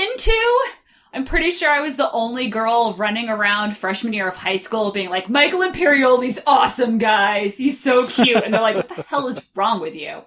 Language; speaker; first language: English; native; English